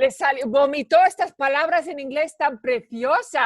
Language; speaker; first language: Spanish; early bilingual, heritage; Spanish